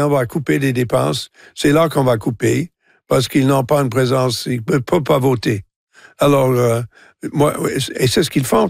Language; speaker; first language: French; non-native, local second language; English